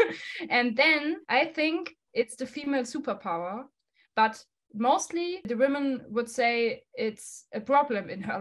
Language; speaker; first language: English; non-native, fluent; German